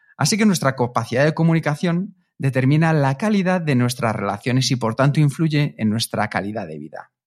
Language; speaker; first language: Spanish; native; Spanish